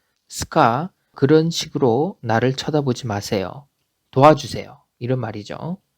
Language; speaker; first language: Korean; native; Korean